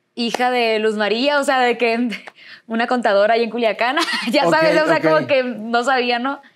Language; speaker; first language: Spanish; native; Spanish